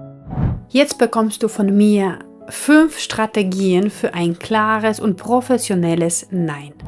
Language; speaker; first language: German; non-native, fluent; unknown